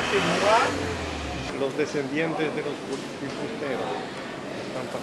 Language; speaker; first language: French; non-native, fluent; Spanish